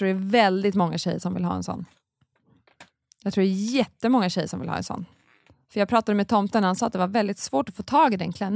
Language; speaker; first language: Swedish; native; Swedish